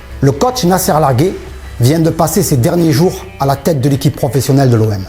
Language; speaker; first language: French; native; French